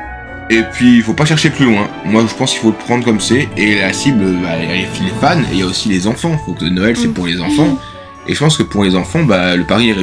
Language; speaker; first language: French; native; French